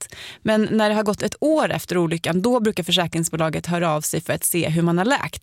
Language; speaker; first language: Swedish; native; Swedish